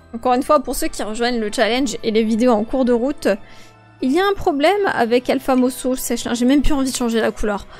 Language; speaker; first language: French; native; French